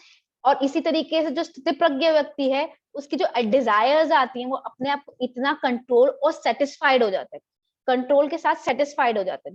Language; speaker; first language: Hindi; native; Hindi